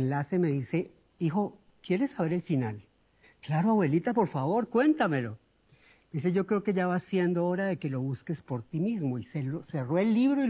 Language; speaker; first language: Spanish; native; Spanish